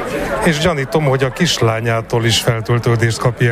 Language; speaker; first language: Hungarian; native; Hungarian